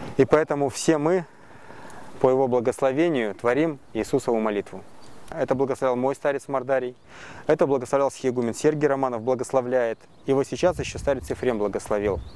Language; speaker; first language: Russian; native; Russian